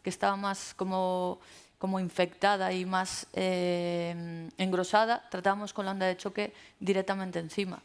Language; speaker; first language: Spanish; native; Spanish